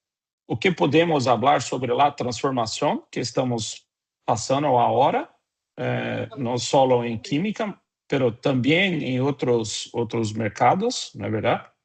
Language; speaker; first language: Portuguese; non-native, fluent; Spanish